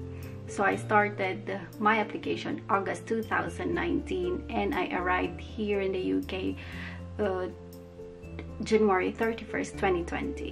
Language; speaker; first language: English; non-native, local second language; Filipino